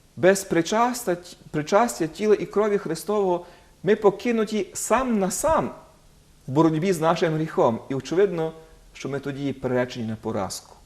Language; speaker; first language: Ukrainian; native; Ukrainian